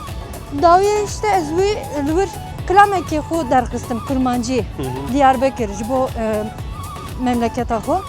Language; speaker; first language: Kurdish; non-native, local second language; Turkish